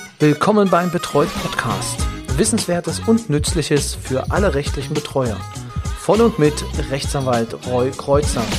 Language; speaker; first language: German; native; German